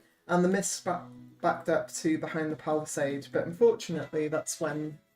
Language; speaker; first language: English; native; English